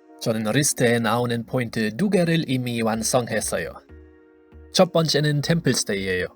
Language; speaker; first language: Korean; non-native, fluent; German